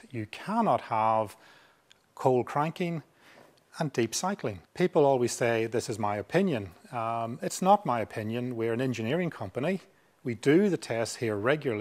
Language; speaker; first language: English; native; English